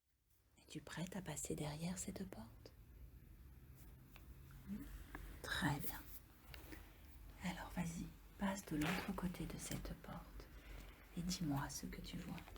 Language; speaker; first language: French; native; French